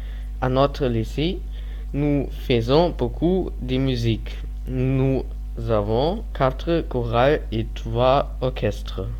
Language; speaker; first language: French; non-native, learner; German